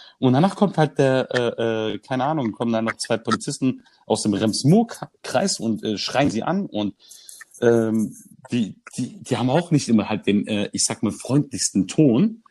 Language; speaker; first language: German; early bilingual, other home language; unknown